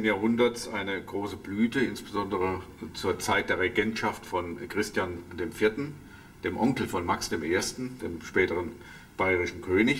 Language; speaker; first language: German; native; German